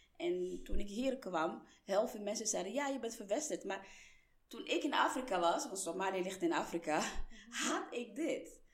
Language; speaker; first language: Dutch; non-native, fluent; Somali